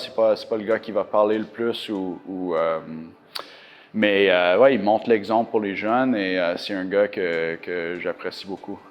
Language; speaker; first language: French; non-native, local second language; English